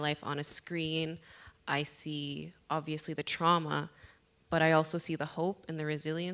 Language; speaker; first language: English; native; English